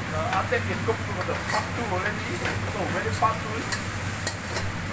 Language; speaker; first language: English; non-native, learner; Burmese